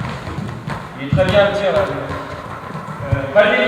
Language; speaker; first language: French; native; French